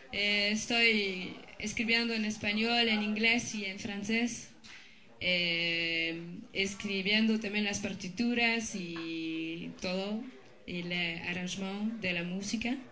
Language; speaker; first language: Spanish; non-native, learner; French